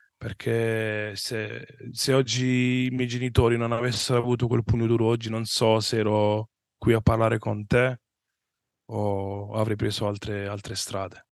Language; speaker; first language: Italian; native; Italian